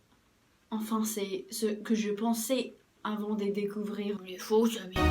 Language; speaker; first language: French; non-native, fluent; English